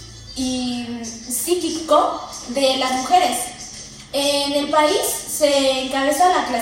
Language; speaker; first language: Spanish; native; Spanish